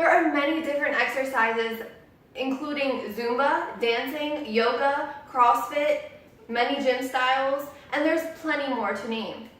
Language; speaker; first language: English; native; English